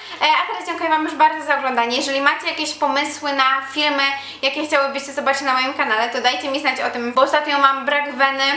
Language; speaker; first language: Polish; native; Polish